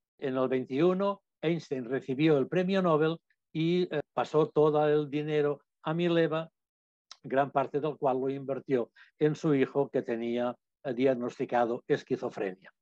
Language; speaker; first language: Spanish; non-native, local second language; Catalan